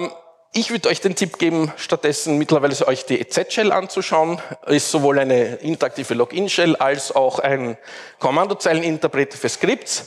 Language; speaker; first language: German; native; German